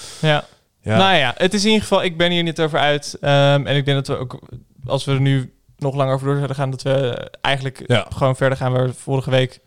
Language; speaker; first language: Dutch; native; Dutch